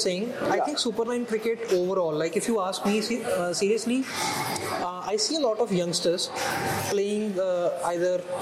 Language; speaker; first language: English; non-native, local second language; Punjabi